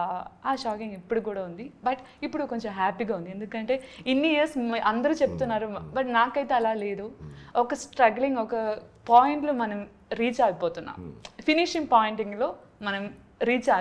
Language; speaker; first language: Telugu; non-native, learner; Malayalam